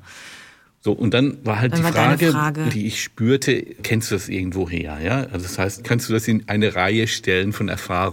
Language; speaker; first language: German; native; German